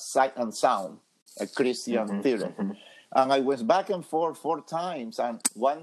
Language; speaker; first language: English; non-native, fluent; Spanish